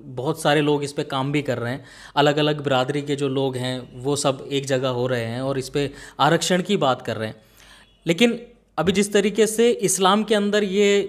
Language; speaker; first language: Hindi; native; Hindi